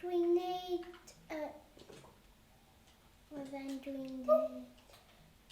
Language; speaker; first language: Welsh; non-native, local second language; English